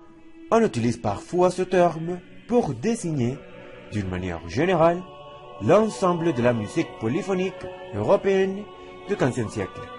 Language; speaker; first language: French; non-native, learner; Spanish